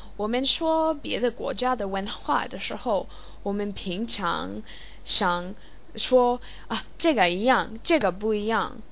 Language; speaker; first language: Chinese; non-native, learner; English